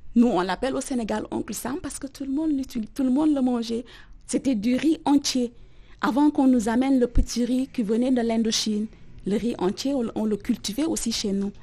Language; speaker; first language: French; non-native, local second language; Wolof